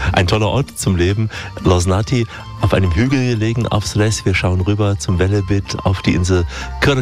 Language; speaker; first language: German; native; German